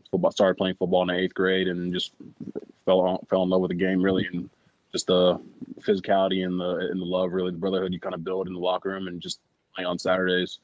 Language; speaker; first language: English; native; English